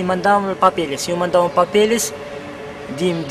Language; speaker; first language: Spanish; non-native, learner; Kabyle